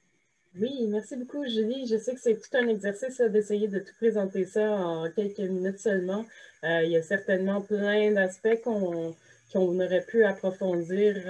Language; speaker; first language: French; native; French